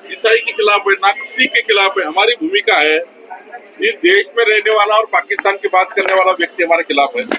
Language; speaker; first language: Hindi; non-native, local second language; Marathi